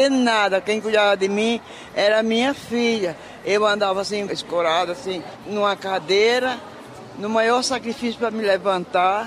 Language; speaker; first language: Portuguese; native; Portuguese